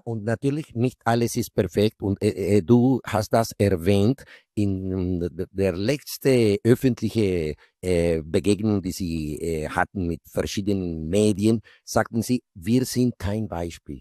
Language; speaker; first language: German; non-native, fluent; Spanish